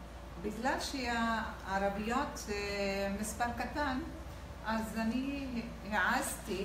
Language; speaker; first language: Hebrew; non-native, local second language; Arabic